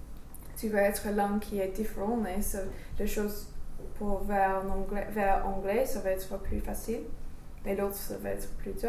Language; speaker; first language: French; non-native, learner; English